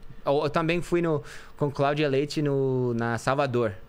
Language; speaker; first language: Portuguese; non-native, fluent; English